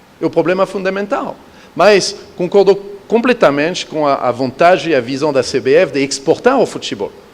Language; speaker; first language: Portuguese; non-native, fluent; French